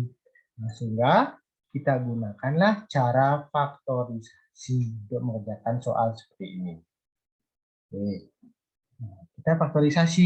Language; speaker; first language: Indonesian; native; Indonesian